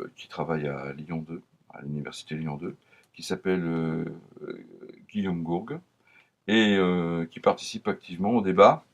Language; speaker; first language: French; native; French